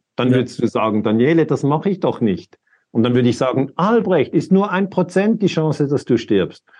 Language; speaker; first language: German; native; German